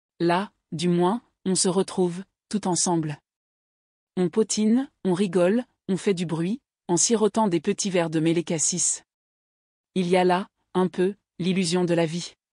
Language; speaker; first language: French; native; French